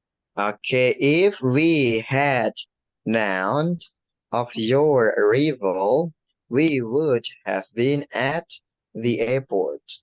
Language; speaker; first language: English; non-native, fluent; Indonesian